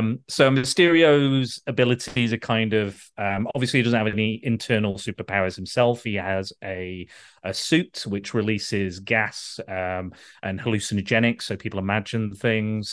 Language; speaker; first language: English; native; English